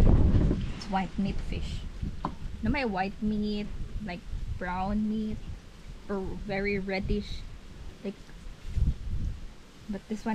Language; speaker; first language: English; non-native, local second language; Cebuano